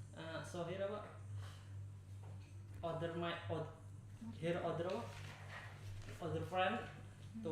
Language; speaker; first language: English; non-native, learner; Indonesian